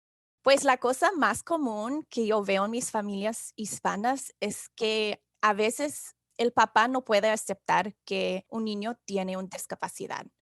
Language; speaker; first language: Spanish; non-native, fluent; English